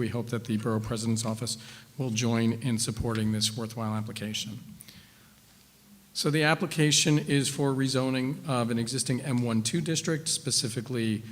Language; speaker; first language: English; native; English